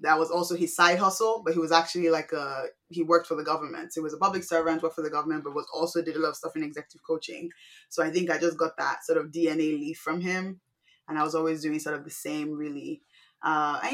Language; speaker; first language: English; non-native, local second language; Yoruba